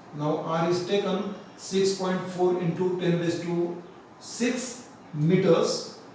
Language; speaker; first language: English; non-native, local second language; Marathi